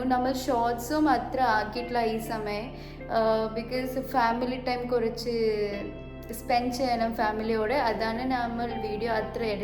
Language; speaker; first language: Malayalam; non-native, local second language; Kannada